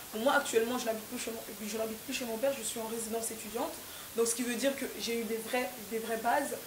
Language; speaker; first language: French; non-native, local second language; Lingala